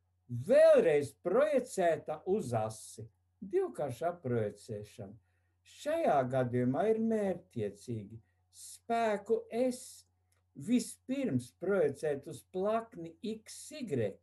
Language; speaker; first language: Latvian; native; Latvian